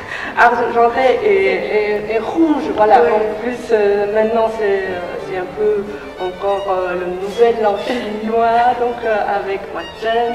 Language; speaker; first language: French; non-native, fluent; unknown